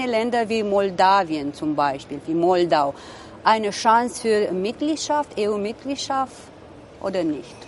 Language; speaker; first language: German; non-native, fluent; Romanian